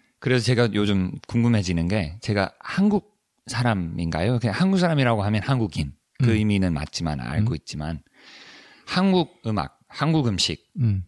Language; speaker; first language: Korean; non-native, fluent; English